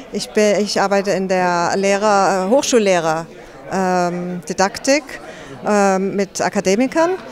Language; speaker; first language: German; early bilingual, other home language; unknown